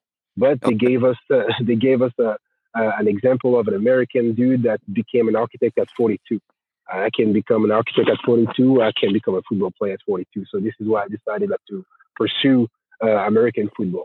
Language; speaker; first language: English; non-native, fluent; French